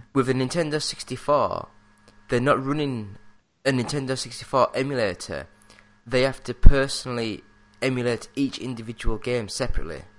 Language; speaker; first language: English; native; English